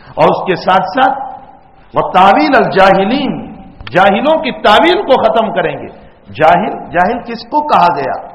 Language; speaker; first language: Urdu; non-native, local second language; Gujarati